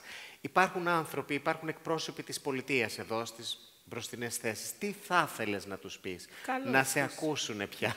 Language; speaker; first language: Greek; native; Greek